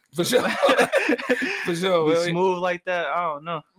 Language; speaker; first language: English; native; English